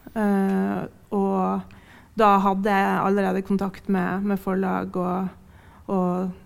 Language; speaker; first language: Norwegian; native; Norwegian